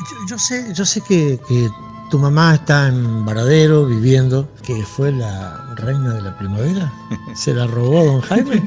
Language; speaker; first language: Spanish; native; Spanish